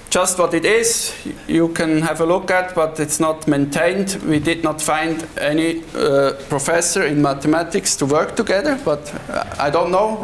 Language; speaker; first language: English; non-native, fluent; Swiss German